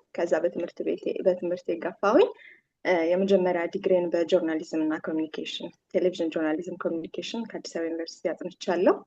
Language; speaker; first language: Amharic; native; Amharic